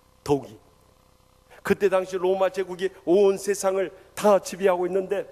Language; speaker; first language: Korean; native; Korean